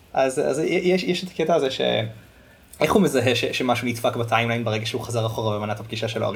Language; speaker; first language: Hebrew; native; Hebrew